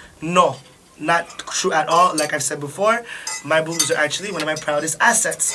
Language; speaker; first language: English; early bilingual, other home language; French